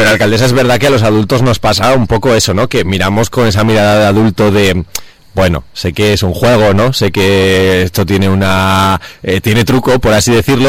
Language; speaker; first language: Spanish; native; Spanish